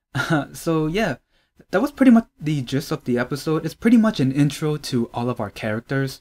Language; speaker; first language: English; native; English